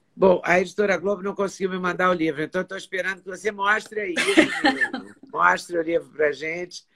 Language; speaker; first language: Portuguese; native; Portuguese